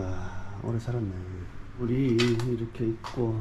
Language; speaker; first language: Korean; native; Korean